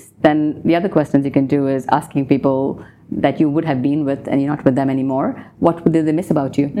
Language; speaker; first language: English; non-native, local second language; Urdu